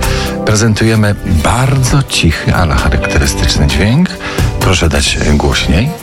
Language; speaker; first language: Polish; native; Polish